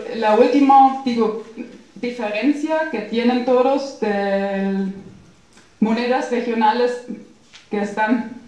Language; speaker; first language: Spanish; non-native, fluent; German